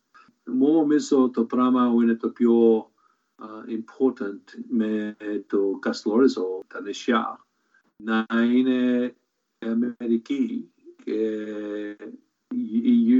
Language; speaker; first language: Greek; early bilingual, heritage; Greek